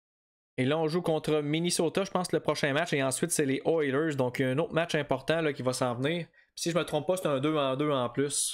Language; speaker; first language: French; native; French